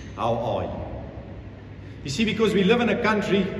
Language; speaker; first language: English; non-native, local second language; Afrikaans